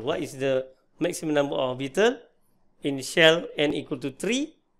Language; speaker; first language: English; non-native, local second language; Malay